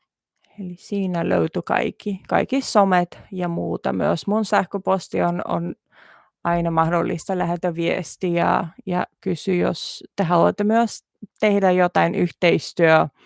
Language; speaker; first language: Finnish; non-native, learner; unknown